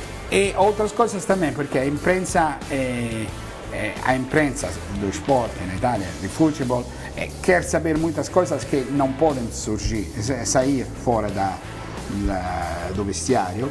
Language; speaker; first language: Portuguese; non-native, fluent; Italian